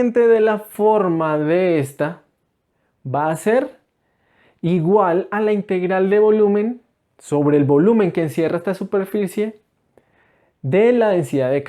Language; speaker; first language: Spanish; native; Spanish